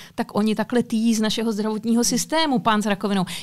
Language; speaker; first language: Czech; native; Czech